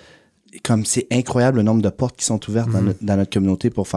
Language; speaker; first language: French; native; French